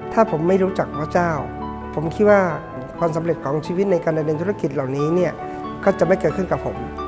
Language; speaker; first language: Thai; non-native, local second language; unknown